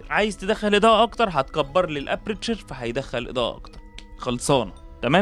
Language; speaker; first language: Arabic; native; Arabic